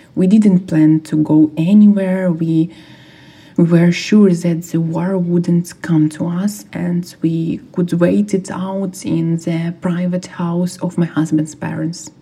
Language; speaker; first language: English; non-native, fluent; Ukrainian